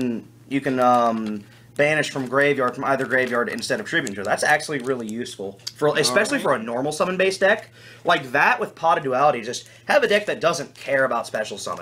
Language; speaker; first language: English; native; English